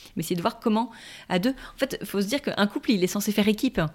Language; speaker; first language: French; native; French